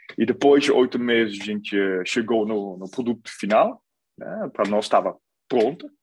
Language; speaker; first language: Portuguese; non-native, fluent; Dutch